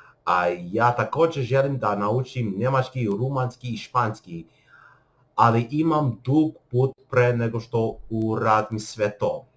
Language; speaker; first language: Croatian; non-native, learner; English